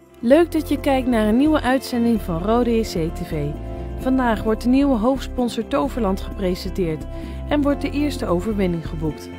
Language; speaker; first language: Dutch; native; Dutch